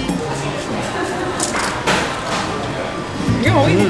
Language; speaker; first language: Japanese; non-native, learner; English